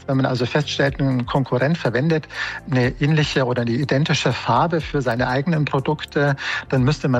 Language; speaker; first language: German; native; German